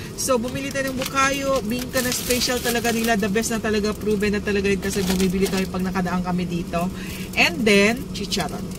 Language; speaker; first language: Filipino; non-native, local second language; Cebuano